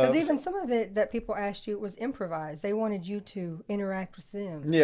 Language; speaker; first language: English; native; English